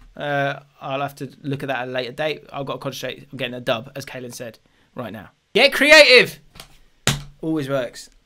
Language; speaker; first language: English; native; English